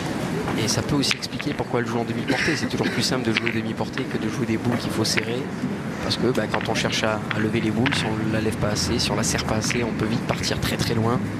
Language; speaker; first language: French; native; French